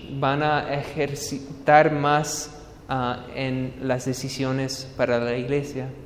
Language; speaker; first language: Spanish; non-native, fluent; English